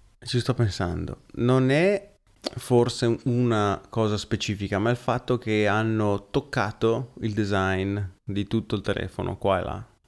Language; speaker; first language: Italian; native; Italian